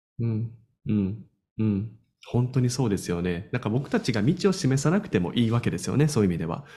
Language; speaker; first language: Japanese; native; Japanese